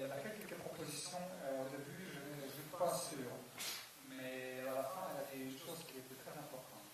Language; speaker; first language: French; non-native, fluent; Estonian